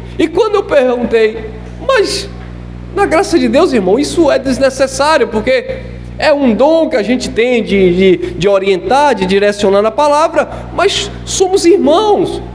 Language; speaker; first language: Portuguese; native; Portuguese